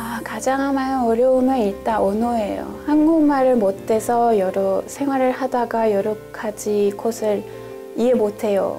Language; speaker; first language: Korean; non-native, fluent; French